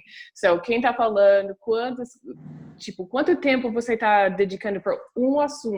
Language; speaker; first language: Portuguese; non-native, fluent; English